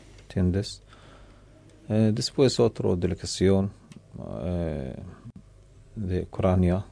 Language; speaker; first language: Spanish; non-native, learner; Arabic